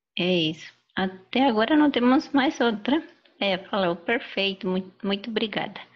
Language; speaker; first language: Portuguese; non-native, fluent; Spanish